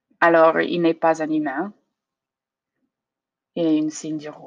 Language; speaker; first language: French; non-native, learner; English